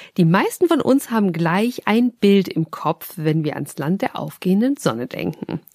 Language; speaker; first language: German; native; German